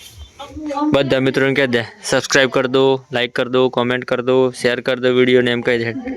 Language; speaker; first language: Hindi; non-native, local second language; Gujarati